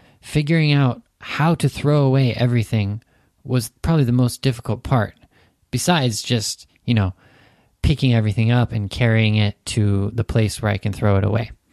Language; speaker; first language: English; native; English